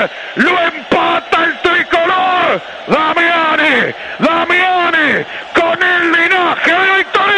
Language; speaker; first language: Spanish; native; Spanish